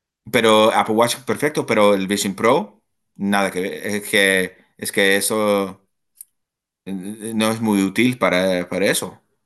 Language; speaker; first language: Spanish; non-native, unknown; English